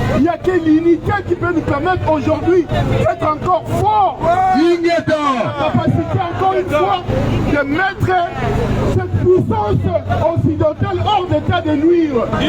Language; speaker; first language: French; non-native, local second language; Lingala